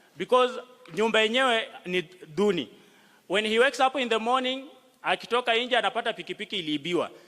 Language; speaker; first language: Swahili; non-native, local second language; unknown